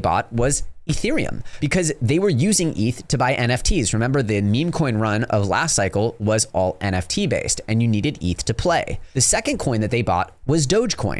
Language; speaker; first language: English; native; English